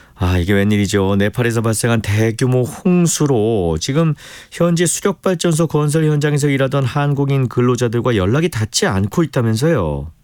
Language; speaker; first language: Korean; native; Korean